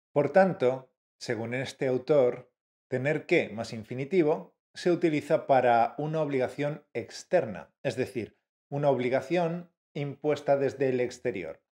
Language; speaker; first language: Spanish; native; Spanish